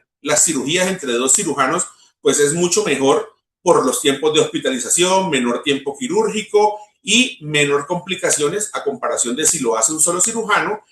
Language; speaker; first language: Spanish; native; Spanish